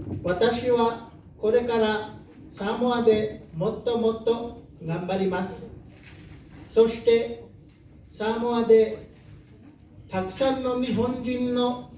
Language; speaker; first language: Japanese; non-native, learner; Samoan